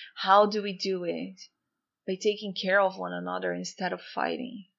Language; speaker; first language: English; non-native, fluent; Portuguese